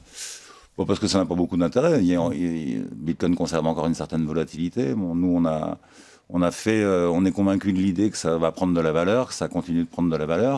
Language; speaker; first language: French; native; French